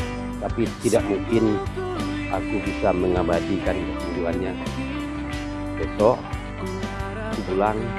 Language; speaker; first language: Indonesian; non-native, local second language; Minangkabau